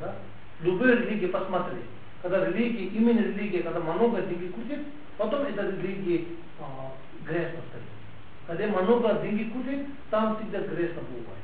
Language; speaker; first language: Russian; non-native, learner; Tibetan